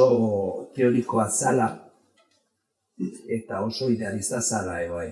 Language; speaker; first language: Basque; non-native, local second language; Spanish